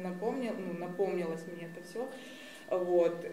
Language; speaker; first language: Russian; native; Russian